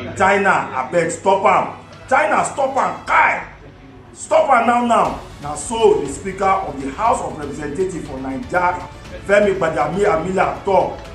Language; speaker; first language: Nigerian Pidgin; non-native, local second language; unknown